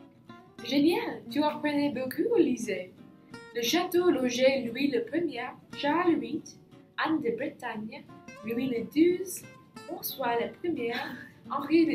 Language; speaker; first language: French; non-native, learner; English